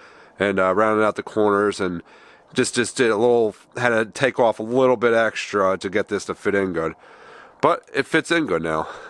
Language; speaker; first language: English; native; English